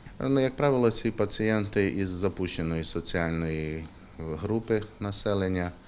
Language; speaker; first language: Ukrainian; native; Ukrainian